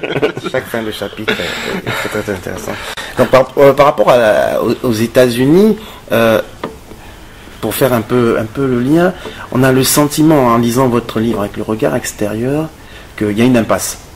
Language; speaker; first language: French; native; French